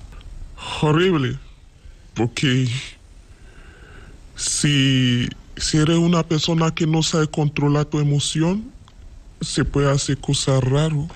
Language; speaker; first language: Spanish; non-native, learner; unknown